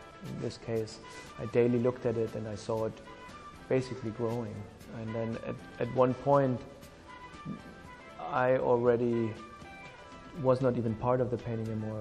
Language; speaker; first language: English; non-native, fluent; German